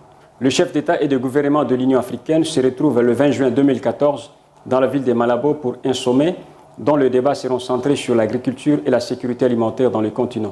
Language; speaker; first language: French; non-native, fluent; Portuguese